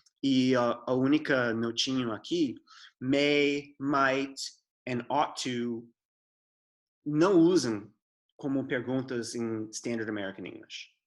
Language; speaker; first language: Portuguese; non-native, fluent; English